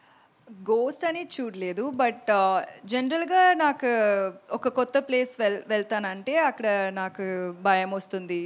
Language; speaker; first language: Telugu; non-native, learner; Tamil